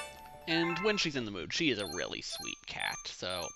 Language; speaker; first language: English; native; English